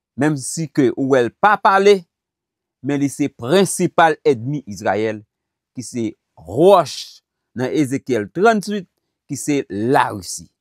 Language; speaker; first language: Haitian Creole; native; Haitian Creole